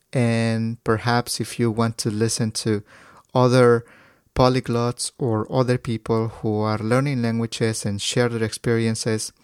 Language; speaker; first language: English; non-native, fluent; Spanish